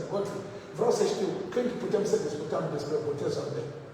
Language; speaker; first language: Romanian; non-native, learner; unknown